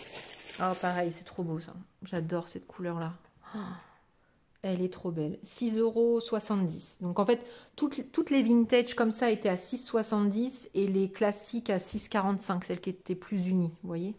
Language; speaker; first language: French; native; French